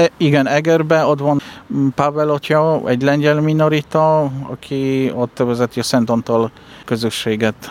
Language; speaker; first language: Hungarian; non-native, learner; Polish